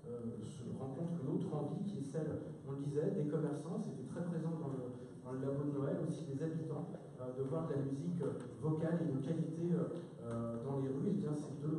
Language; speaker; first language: French; native; French